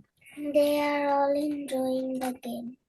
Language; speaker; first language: English; non-native, learner; Bangla